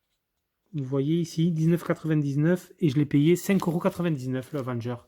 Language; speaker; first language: French; native; French